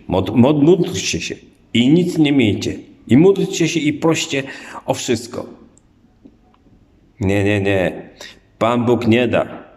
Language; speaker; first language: Polish; native; Polish